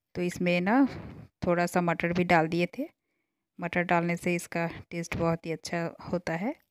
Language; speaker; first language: Hindi; non-native, local second language; Bangla